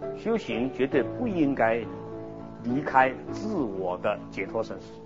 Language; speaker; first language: Chinese; early bilingual, heritage; Chinese